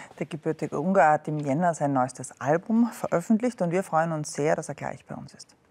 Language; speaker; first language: German; native; German